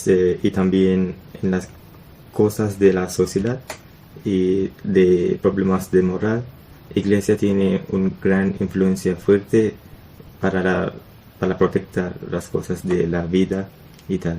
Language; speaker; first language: Spanish; non-native, learner; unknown